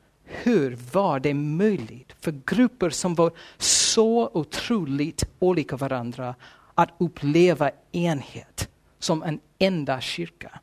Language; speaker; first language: Swedish; non-native, fluent; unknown